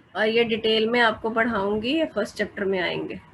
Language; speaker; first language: Hindi; non-native, local second language; Punjabi